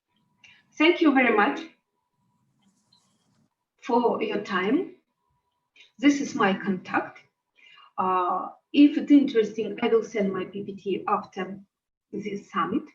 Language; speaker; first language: English; non-native, learner; Russian